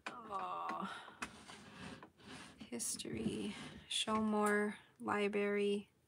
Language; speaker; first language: English; native; English